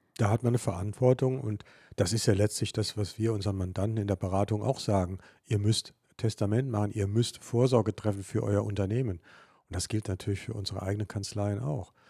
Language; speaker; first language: German; native; German